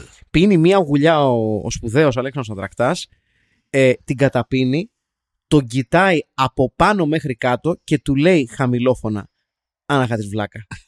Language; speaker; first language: Greek; native; Greek